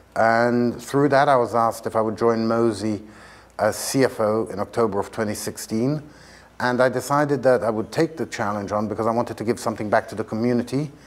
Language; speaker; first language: English; native; English